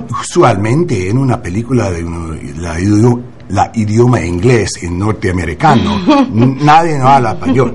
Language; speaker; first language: Spanish; non-native, learner; English